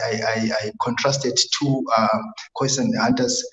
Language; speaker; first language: English; non-native, local second language; North Ndebele